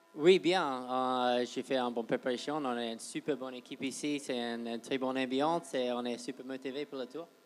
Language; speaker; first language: French; non-native, fluent; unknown